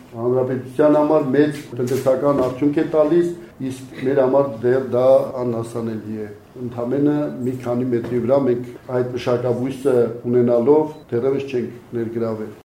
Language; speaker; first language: Armenian; native; Armenian